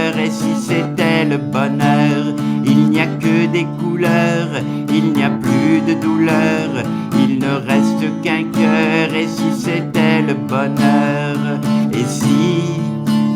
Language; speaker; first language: French; non-native, local second language; Kabyle